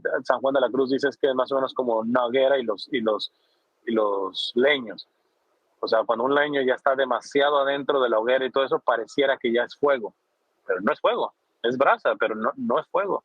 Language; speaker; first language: Spanish; native; Spanish